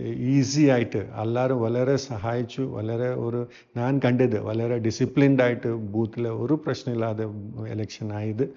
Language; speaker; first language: Malayalam; non-native, fluent; Hindi